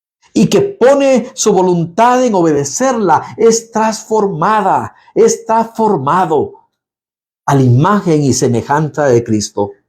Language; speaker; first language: Spanish; native; Spanish